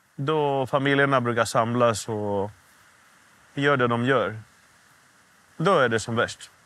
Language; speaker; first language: Swedish; early bilingual, heritage; Swedish